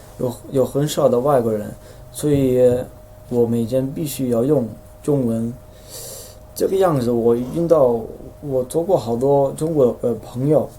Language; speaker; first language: Chinese; non-native, fluent; Dutch